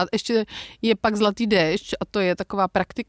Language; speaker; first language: Czech; native; Czech